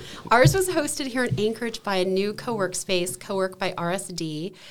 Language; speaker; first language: English; native; English